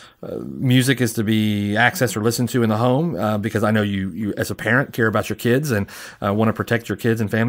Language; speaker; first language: English; native; English